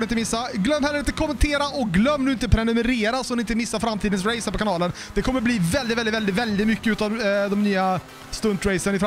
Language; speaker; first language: Swedish; native; Swedish